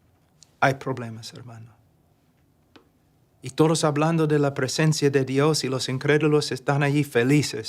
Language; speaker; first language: Spanish; non-native, fluent; English